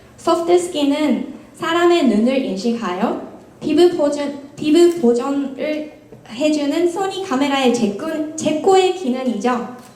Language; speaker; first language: Korean; non-native, fluent; Japanese